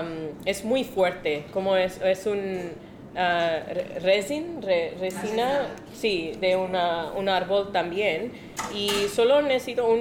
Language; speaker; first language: Spanish; non-native, learner; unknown